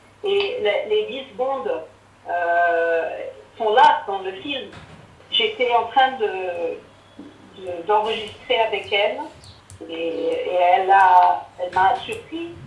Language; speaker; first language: French; non-native, fluent; Arabic